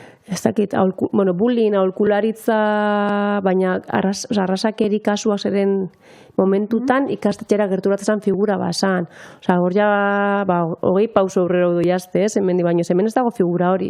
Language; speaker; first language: Basque; native; Basque